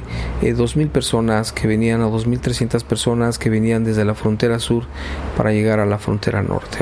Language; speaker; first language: Spanish; native; Spanish